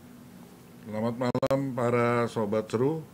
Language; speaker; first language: Indonesian; native; Indonesian